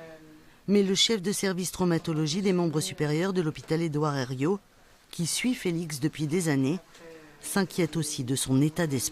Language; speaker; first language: French; native; French